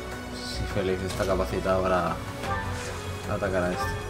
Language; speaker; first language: Spanish; native; Spanish